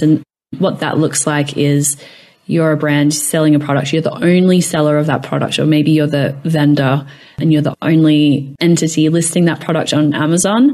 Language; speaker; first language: English; native; English